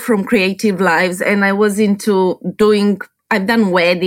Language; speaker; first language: English; non-native, fluent; Romanian